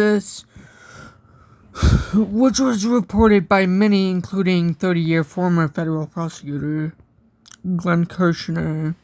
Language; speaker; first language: English; native; English